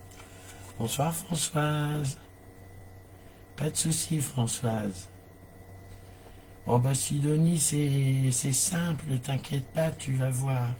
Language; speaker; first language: French; native; French